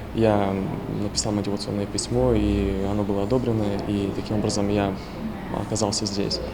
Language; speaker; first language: Russian; native; Russian